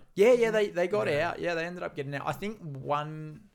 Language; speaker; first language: English; native; English